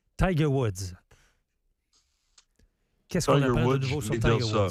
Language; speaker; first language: French; native; French